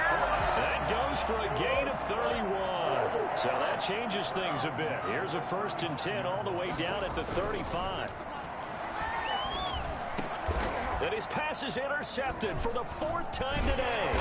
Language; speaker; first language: English; native; English